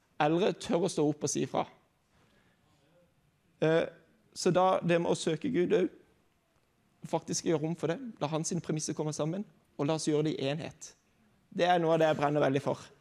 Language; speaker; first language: Norwegian; native; Norwegian